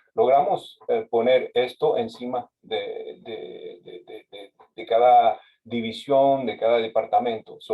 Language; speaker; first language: Spanish; non-native, fluent; French